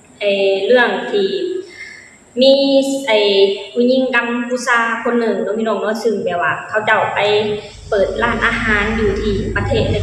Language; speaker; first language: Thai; non-native, local second language; Northeastern Thai